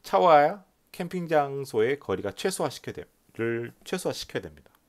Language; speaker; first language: Korean; native; Korean